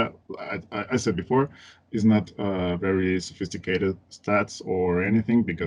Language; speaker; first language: English; non-native, fluent; Spanish